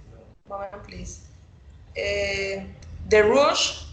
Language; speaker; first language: English; non-native, learner; Spanish